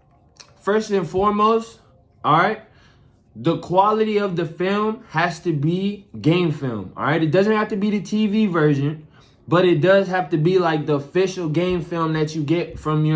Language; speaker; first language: English; native; English